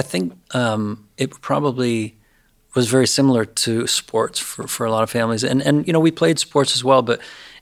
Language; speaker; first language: English; native; English